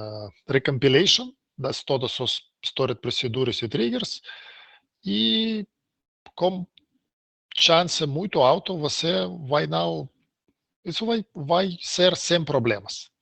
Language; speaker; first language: Portuguese; non-native, learner; Russian